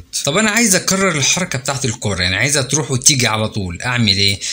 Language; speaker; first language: Arabic; native; Arabic